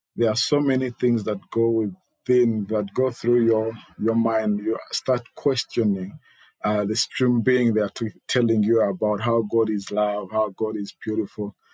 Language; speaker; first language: English; non-native, local second language; Ganda